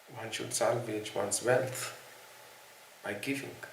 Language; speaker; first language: English; non-native, local second language; Hindi